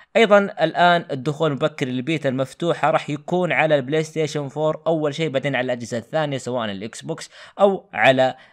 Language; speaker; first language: Arabic; native; Arabic